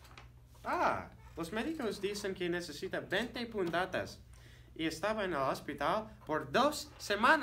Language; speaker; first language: Spanish; non-native, learner; English